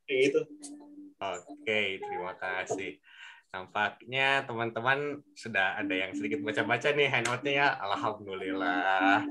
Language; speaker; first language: Indonesian; native; Indonesian